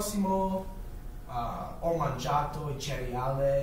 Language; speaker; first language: Italian; non-native, learner; English